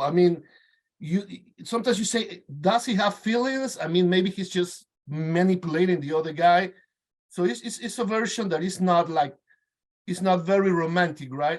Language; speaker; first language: English; non-native, fluent; Spanish